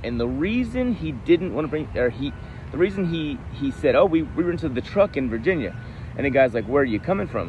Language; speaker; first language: English; native; English